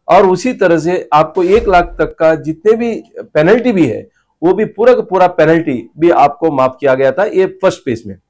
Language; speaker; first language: Hindi; non-native, local second language; Marathi